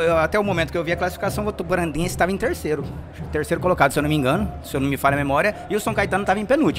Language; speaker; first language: Portuguese; native; Portuguese